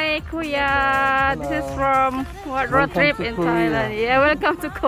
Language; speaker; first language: English; non-native, learner; Indonesian